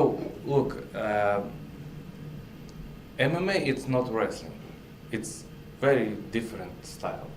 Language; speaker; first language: English; non-native, learner; Russian